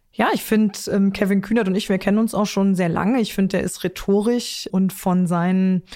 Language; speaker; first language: German; native; German